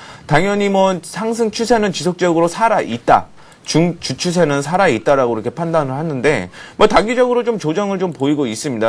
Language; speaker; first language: Korean; native; Korean